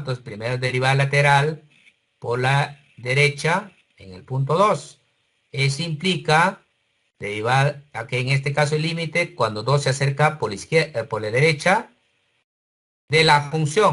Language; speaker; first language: Spanish; native; Spanish